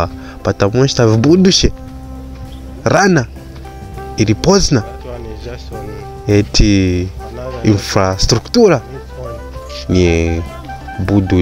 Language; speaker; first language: Russian; non-native, fluent; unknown